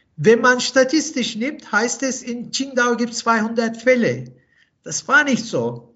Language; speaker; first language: German; non-native, fluent; Turkish